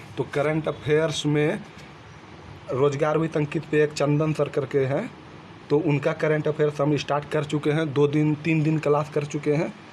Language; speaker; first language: Hindi; native; Hindi